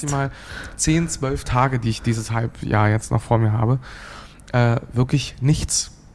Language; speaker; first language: German; early bilingual, other home language; Bosnian